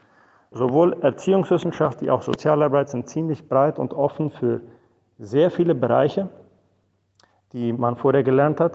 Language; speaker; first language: German; non-native, fluent; Spanish